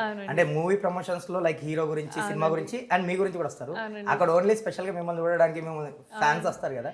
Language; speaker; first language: Telugu; native; Telugu